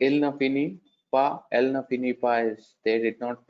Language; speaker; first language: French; non-native, learner; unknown